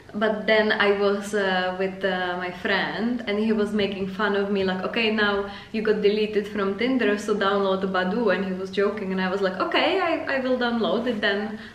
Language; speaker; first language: English; non-native, fluent; Czech